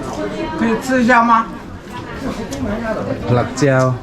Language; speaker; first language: Chinese; non-native, learner; Indonesian